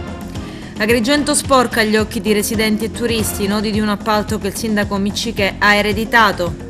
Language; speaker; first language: Italian; native; Italian